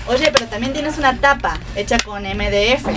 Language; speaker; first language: Spanish; native; Spanish